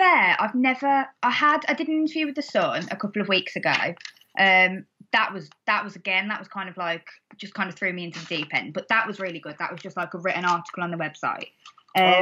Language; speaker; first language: English; native; English